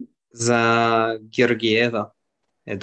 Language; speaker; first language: Bulgarian; non-native, learner; French